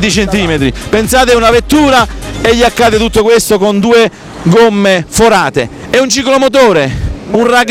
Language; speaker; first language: Italian; native; Italian